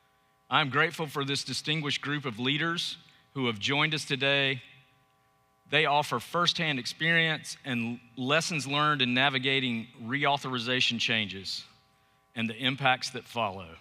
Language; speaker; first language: English; native; English